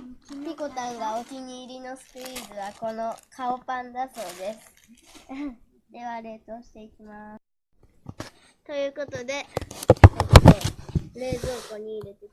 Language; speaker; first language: Japanese; native; Japanese